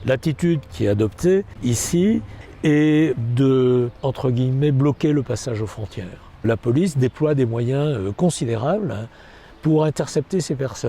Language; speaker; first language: French; native; French